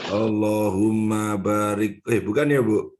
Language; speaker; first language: Indonesian; native; Indonesian